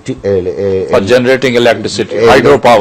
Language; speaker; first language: English; non-native, local second language; Urdu